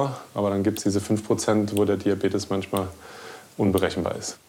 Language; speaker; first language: German; native; German